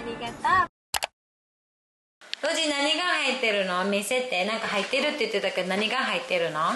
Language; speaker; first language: Japanese; native; Japanese